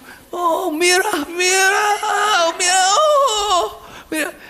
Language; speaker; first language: Spanish; non-native, learner; English